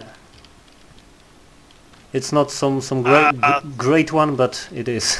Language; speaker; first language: English; non-native, learner; Polish